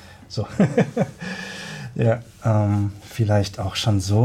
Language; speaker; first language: German; native; German